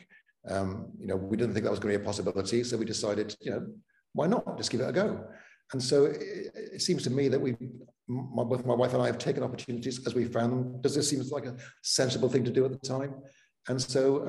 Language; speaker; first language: English; non-native, local second language; Welsh